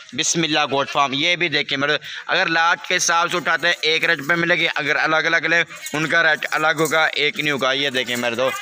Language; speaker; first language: Urdu; non-native, local second language; Saraiki